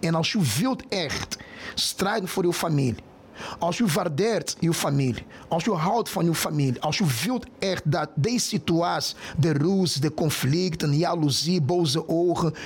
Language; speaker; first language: Dutch; non-native, fluent; Portuguese